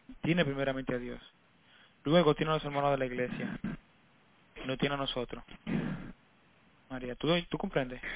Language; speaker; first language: Spanish; native; Spanish